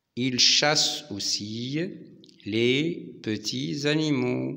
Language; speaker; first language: French; non-native, local second language; Arabic